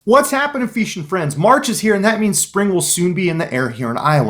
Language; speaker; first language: English; native; English